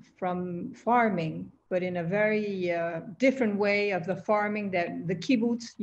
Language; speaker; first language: English; non-native, fluent; Spanish